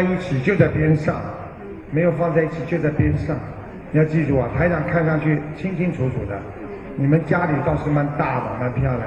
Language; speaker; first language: Chinese; native; Chinese